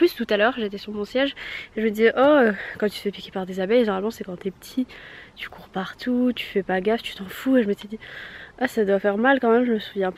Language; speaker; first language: French; native; French